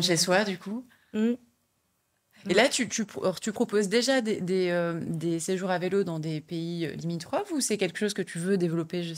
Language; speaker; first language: French; native; French